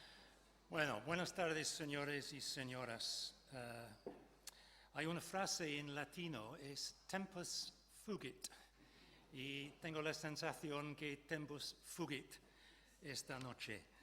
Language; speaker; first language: Spanish; non-native, fluent; English